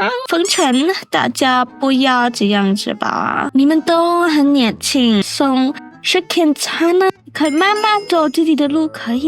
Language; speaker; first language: Chinese; non-native, learner; English